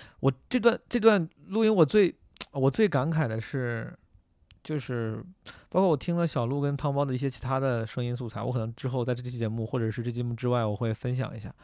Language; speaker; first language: Chinese; native; Chinese